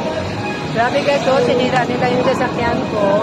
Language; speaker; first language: Filipino; native; Filipino